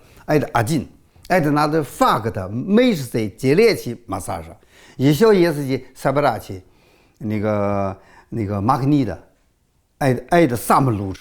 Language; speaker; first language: Russian; non-native, learner; Chinese